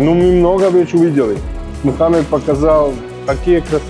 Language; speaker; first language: Russian; non-native, learner; Serbian